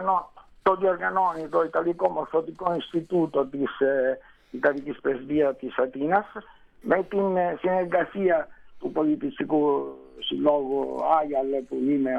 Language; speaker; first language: Greek; non-native, learner; Italian